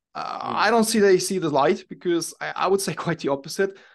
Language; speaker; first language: English; non-native, fluent; German